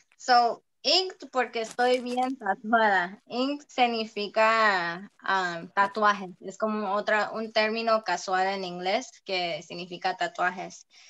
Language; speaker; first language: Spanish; early bilingual, heritage; English